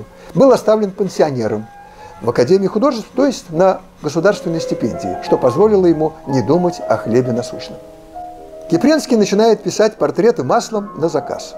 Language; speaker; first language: Russian; native; Russian